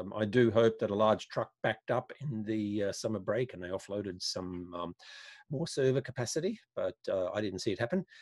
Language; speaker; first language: English; native; English